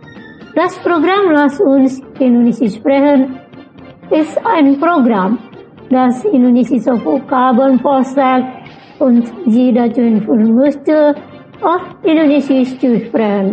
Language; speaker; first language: German; non-native, fluent; Indonesian